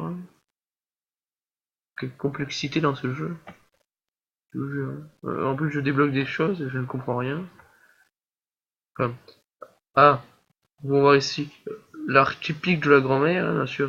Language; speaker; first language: French; native; French